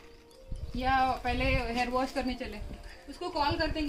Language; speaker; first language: Hindi; native; Hindi